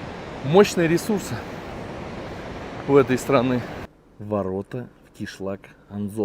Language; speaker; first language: Russian; native; Russian